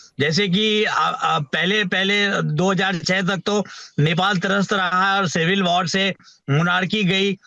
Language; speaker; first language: Hindi; native; Hindi